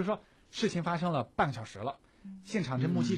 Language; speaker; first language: Chinese; native; Chinese